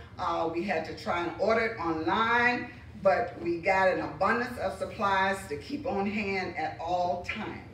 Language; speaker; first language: English; native; English